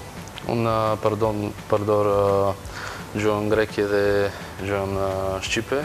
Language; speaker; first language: Albanian; non-native, learner; Bulgarian